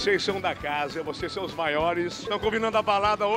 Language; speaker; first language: Portuguese; native; Portuguese